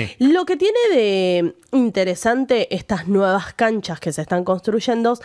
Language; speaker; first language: Spanish; native; Spanish